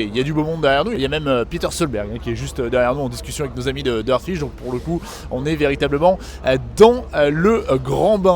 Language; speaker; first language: French; native; French